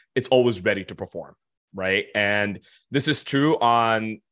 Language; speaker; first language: English; non-native, fluent; Arabic